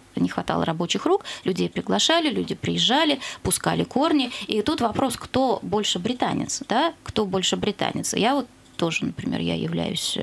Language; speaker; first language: Russian; native; Russian